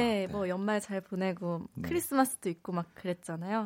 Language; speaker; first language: Korean; native; Korean